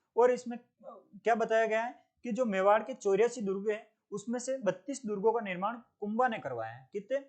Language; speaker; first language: Hindi; native; Hindi